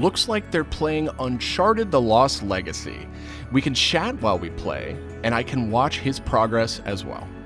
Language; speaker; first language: English; native; English